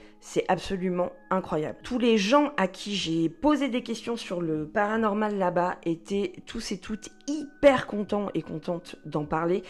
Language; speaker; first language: French; native; French